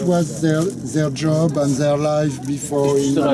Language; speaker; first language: English; non-native, fluent; French